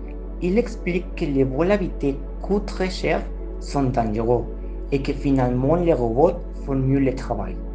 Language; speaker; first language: French; non-native, fluent; Spanish